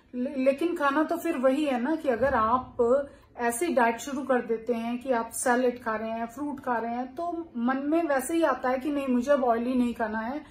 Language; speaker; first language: Hindi; native; Hindi